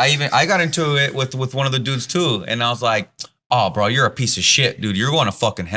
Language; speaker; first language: English; native; English